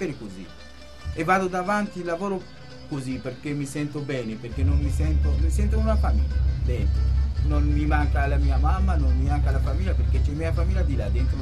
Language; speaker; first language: Italian; non-native, local second language; Kurdish